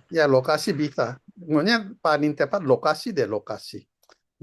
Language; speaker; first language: Indonesian; non-native, fluent; Japanese